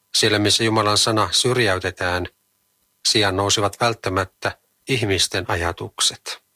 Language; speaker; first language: Finnish; native; Finnish